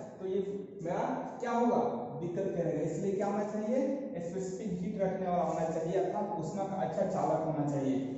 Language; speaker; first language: Hindi; non-native, local second language; Santali